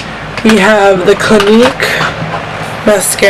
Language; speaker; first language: English; native; English